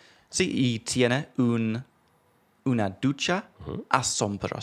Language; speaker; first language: Spanish; non-native, learner; English